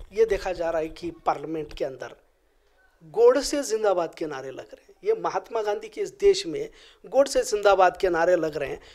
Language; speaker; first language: Urdu; native; Urdu